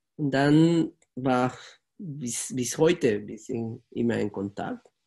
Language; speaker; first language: German; non-native, fluent; Spanish